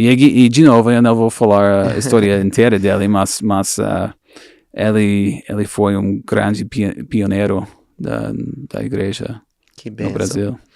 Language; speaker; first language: Portuguese; non-native, fluent; English